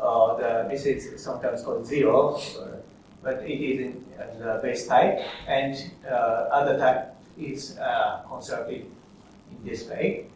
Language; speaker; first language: English; non-native, fluent; Japanese